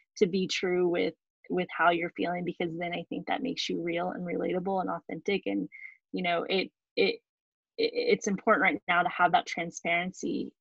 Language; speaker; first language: English; native; English